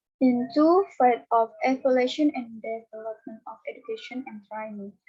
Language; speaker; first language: English; non-native, learner; Indonesian